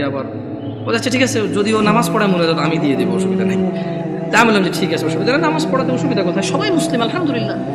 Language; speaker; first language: Bangla; early bilingual, heritage; Bangla